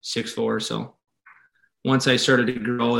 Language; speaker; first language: English; native; English